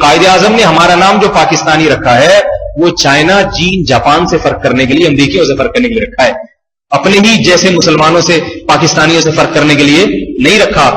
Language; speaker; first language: Urdu; native; Urdu